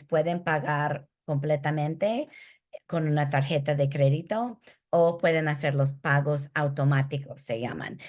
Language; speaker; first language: Spanish; early bilingual, heritage; Spanish